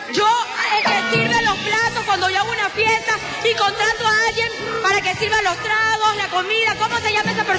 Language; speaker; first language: Spanish; native; Spanish